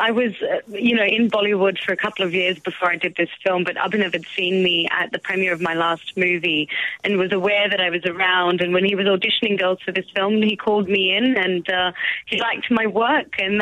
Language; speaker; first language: English; native; English